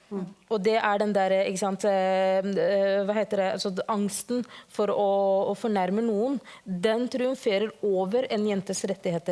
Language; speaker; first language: Norwegian; early bilingual, other home language; Somali